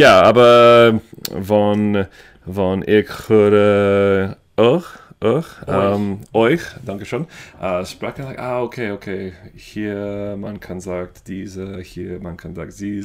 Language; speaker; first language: German; non-native, learner; English